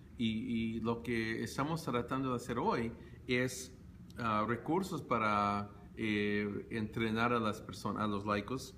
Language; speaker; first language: Spanish; early bilingual, heritage; Spanish